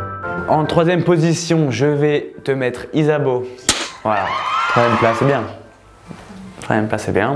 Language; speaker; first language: French; native; French